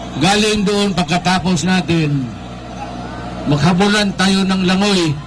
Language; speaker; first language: Filipino; non-native, local second language; Cebuano